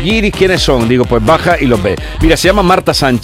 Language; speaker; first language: Spanish; native; Spanish